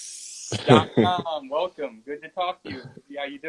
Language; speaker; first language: English; native; English